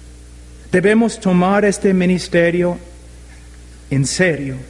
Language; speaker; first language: Spanish; non-native, fluent; English